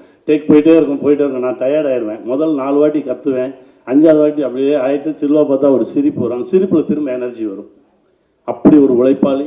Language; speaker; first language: Tamil; native; Tamil